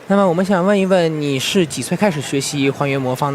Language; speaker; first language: Chinese; native; Chinese